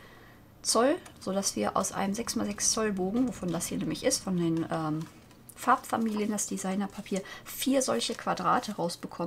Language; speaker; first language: German; native; German